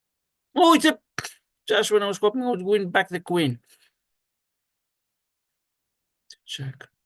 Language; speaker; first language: English; non-native, fluent; Greek